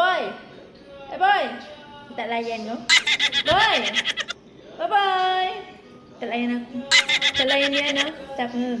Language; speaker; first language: Malay; native; Malay